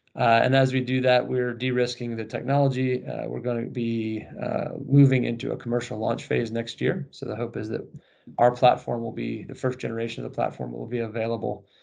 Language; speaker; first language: English; native; English